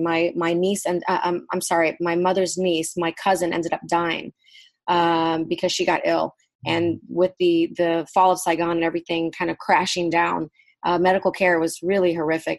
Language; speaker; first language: English; early bilingual, other home language; Vietnamese